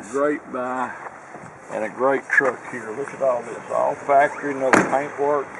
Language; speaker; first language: English; native; English